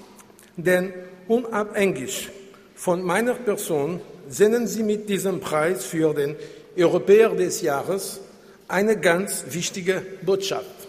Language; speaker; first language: German; non-native, fluent; Portuguese